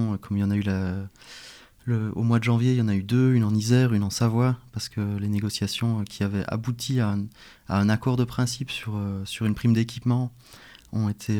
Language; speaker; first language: French; native; French